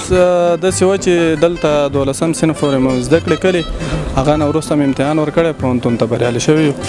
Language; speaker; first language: Pashto; native; Pashto